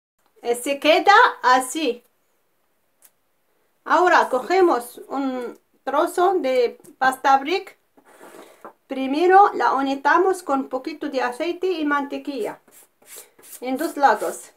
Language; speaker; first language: Spanish; non-native, fluent; Arabic